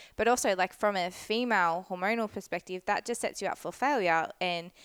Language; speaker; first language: English; native; English